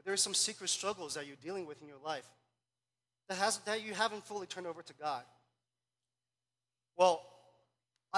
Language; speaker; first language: English; early bilingual, other home language; Chinese